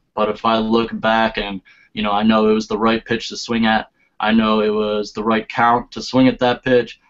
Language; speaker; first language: English; native; English